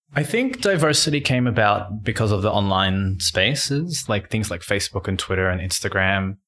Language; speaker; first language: English; native; English